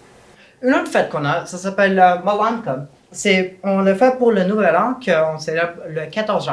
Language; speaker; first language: French; non-native, local second language; English